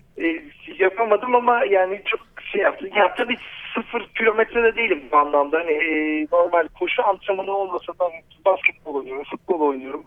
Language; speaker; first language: Turkish; native; Turkish